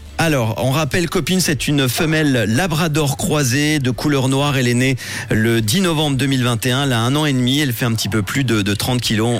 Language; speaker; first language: French; native; French